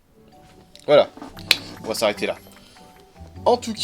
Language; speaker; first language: French; native; French